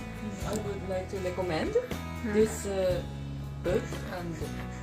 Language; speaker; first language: English; non-native, learner; Japanese